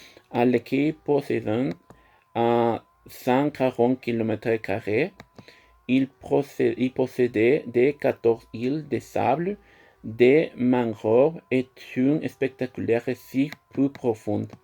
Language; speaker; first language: French; non-native, learner; Spanish